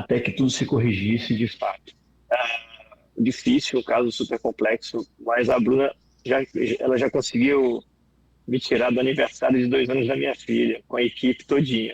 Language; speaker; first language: Portuguese; native; Portuguese